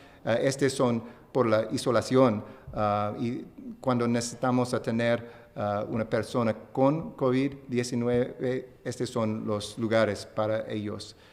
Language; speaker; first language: Spanish; non-native, fluent; English